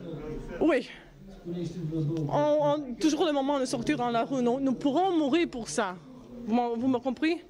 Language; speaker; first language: French; non-native, learner; Romanian